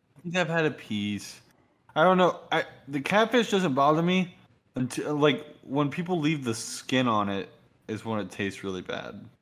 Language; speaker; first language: English; native; English